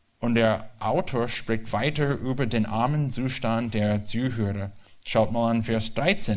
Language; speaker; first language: German; non-native, learner; English